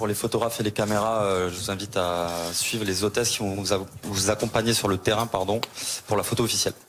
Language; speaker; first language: French; native; French